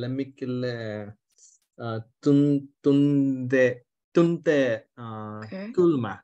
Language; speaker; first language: Finnish; non-native, learner; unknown